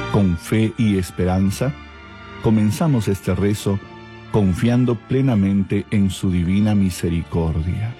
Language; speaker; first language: Spanish; native; Spanish